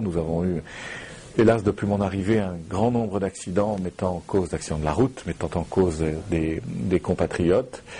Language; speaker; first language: French; native; French